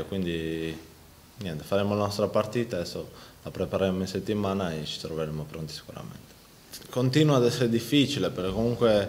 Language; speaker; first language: Italian; native; Italian